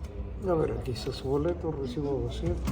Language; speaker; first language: Spanish; native; Spanish